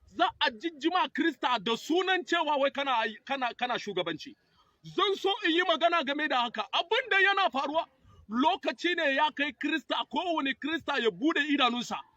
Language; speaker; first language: Hausa; non-native, local second language; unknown